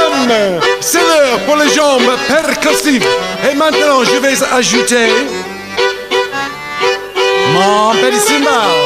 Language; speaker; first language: French; non-native, learner; English